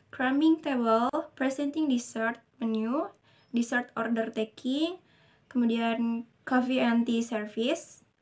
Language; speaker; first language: English; non-native, learner; Indonesian